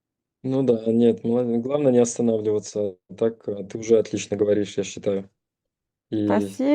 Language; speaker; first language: Russian; native; Russian